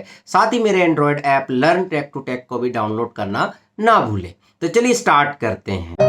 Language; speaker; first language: Hindi; native; Hindi